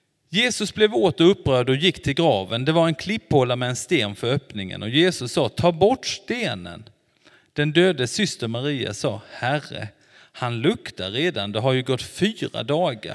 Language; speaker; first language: Swedish; non-native, fluent; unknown